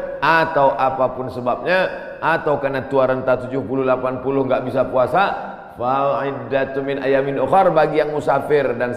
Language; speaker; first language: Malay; native; Malay